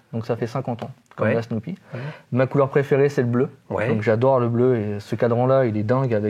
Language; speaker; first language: French; native; French